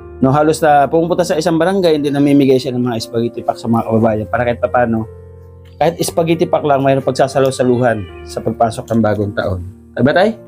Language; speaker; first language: Filipino; non-native, local second language; Waray